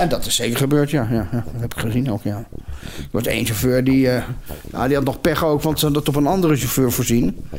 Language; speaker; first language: Dutch; native; Dutch